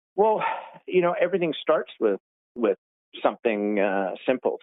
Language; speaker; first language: English; native; English